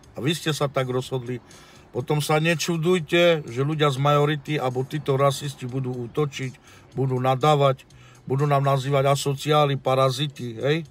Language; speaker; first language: Slovak; non-native, local second language; Romany